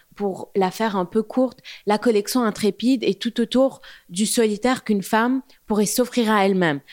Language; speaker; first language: French; non-native, local second language; Arabic